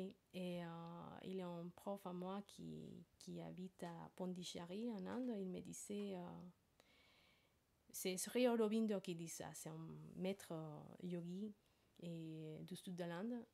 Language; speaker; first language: French; non-native, fluent; Spanish